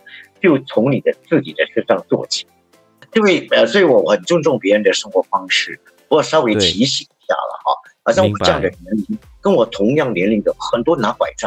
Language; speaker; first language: Chinese; native; Chinese